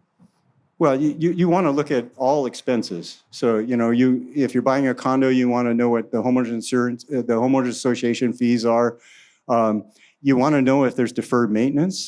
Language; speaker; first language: English; native; English